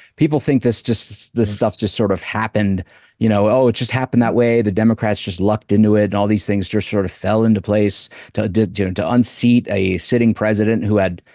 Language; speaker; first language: English; native; English